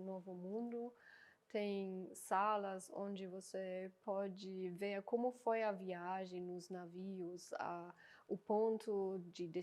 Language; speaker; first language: Portuguese; non-native, fluent; German